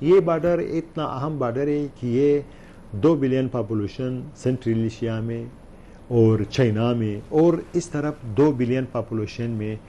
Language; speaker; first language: Hindi; non-native, learner; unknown